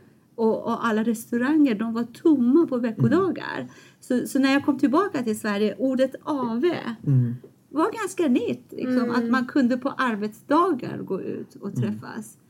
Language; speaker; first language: Swedish; non-native, fluent; Persian